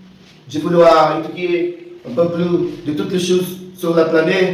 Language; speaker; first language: French; non-native, learner; Portuguese